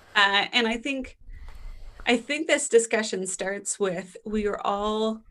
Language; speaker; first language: English; native; English